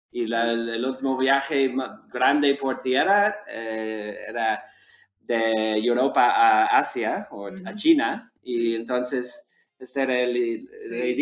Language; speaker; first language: Spanish; non-native, learner; English